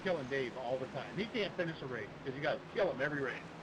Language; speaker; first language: English; native; English